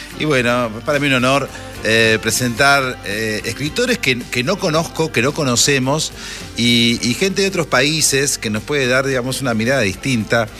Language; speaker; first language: Spanish; native; Spanish